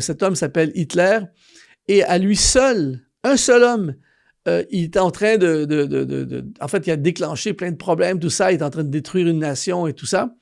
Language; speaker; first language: French; native; French